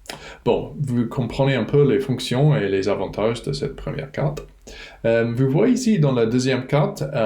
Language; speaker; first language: French; non-native, fluent; English